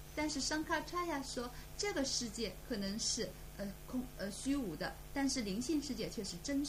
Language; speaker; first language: Chinese; native; Chinese